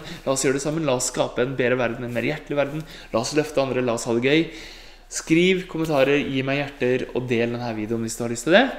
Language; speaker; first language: Norwegian; native; Norwegian